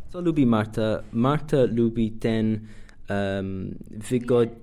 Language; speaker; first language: Polish; non-native, learner; English